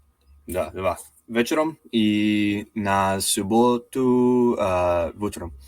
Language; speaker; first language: Russian; non-native, learner; English